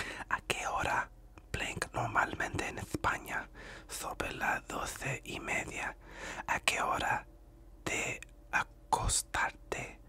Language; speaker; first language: Spanish; non-native, learner; English